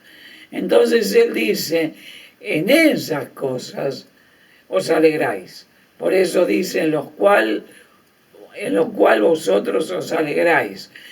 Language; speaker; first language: Spanish; native; Spanish